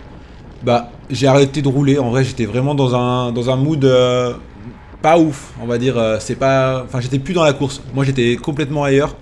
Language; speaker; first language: French; native; French